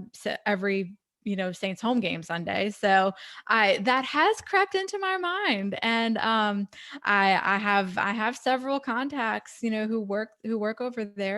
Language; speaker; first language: English; native; English